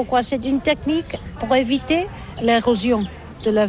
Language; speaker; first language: French; non-native, learner; Catalan